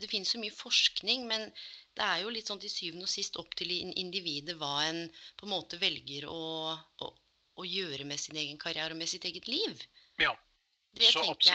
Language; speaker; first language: Norwegian; native; Norwegian